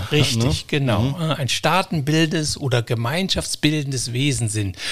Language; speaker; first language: German; native; German